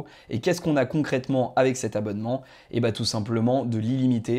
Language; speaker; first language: French; native; French